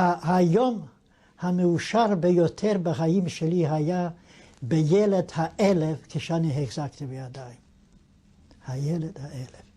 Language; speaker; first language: Hebrew; non-native, fluent; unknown